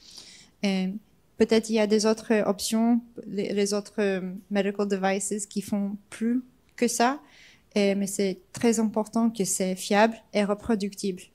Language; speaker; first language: French; non-native, fluent; English